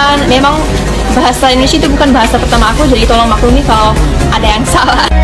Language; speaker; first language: Indonesian; non-native, learner; Japanese